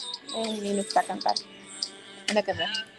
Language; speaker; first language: Portuguese; non-native, local second language; Tetum